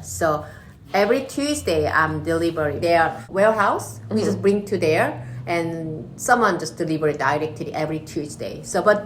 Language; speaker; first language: English; non-native, learner; Korean